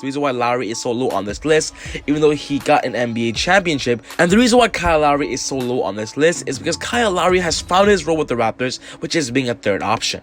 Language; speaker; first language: English; native; English